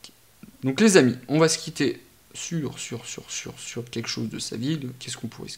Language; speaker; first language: French; native; French